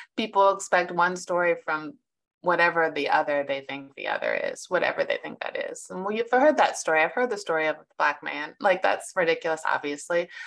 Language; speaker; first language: English; native; English